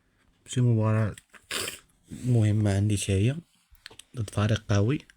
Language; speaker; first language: Arabic; native; Arabic